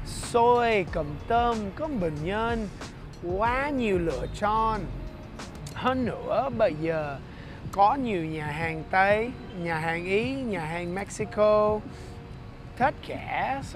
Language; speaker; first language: Vietnamese; early bilingual, heritage; English